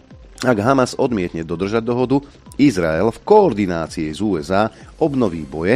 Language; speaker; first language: Slovak; native; Slovak